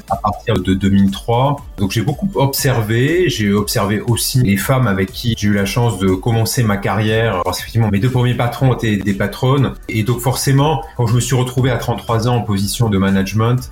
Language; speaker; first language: French; native; French